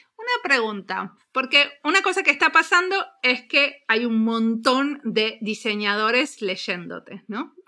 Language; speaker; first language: Spanish; native; Spanish